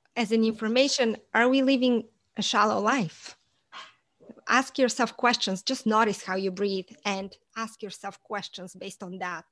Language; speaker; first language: English; non-native, fluent; Portuguese